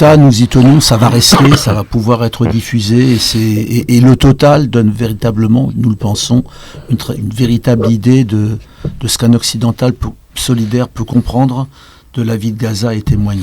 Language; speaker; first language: French; native; French